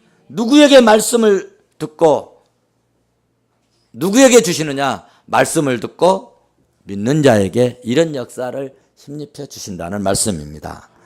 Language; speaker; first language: Korean; native; Korean